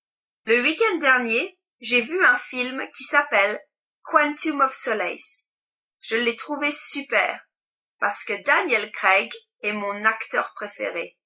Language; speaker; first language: French; non-native, learner; English